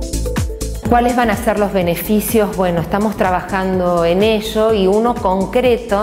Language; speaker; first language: Spanish; native; Spanish